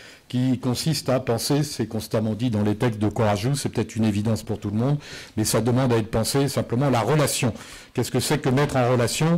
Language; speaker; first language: French; native; French